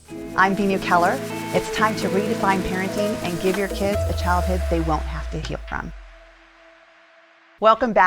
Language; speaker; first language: English; native; English